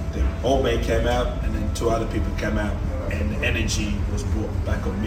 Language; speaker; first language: English; non-native, local second language; Nyanja